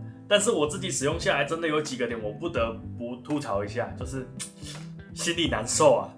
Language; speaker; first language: Chinese; native; Chinese